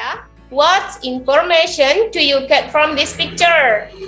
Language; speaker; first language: English; non-native, learner; Indonesian